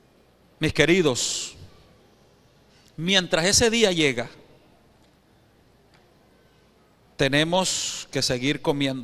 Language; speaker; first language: Spanish; native; Spanish